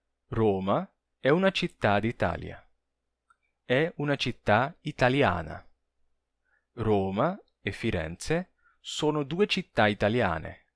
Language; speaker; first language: Italian; non-native, fluent; Portuguese